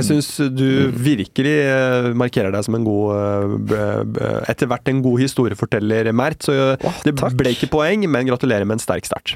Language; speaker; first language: Norwegian; native; Norwegian